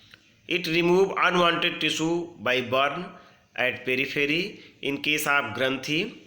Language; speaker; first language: English; non-native, local second language; Hindi